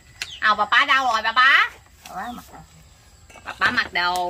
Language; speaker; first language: Vietnamese; non-native, learner; Thai